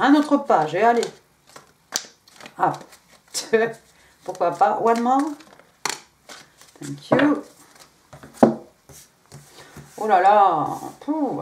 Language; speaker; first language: French; native; French